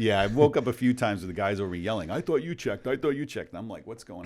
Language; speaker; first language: English; native; English